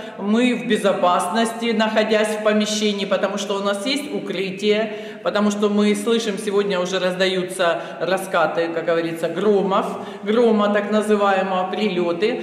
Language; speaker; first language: Russian; native; Russian